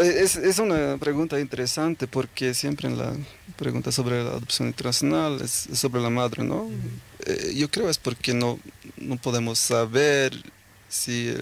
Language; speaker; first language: Spanish; early bilingual, heritage; Norwegian